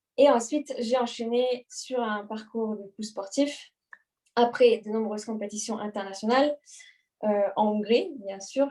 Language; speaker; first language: French; non-native, fluent; Hungarian